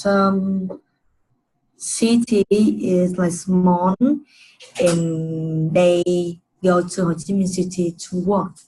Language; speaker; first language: English; non-native, learner; Vietnamese